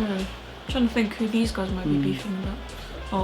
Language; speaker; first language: English; native; English